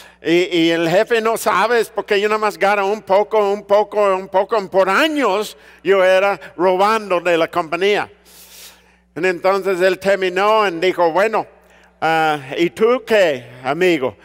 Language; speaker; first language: Spanish; early bilingual, heritage; Spanish